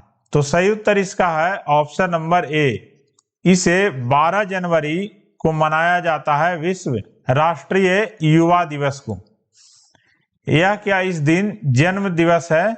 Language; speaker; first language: Hindi; native; Hindi